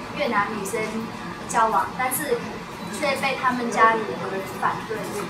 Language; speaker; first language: Chinese; non-native, fluent; Vietnamese